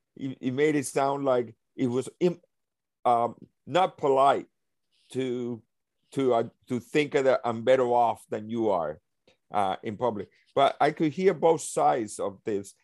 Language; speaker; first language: English; early bilingual, other home language; Spanish